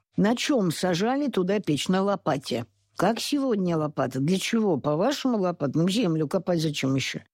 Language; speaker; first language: Russian; native; Russian